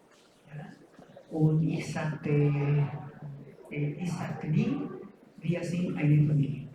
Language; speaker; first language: German; non-native, learner; Spanish